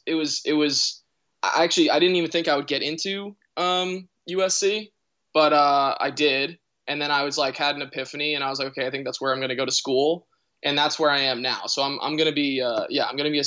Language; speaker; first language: English; native; English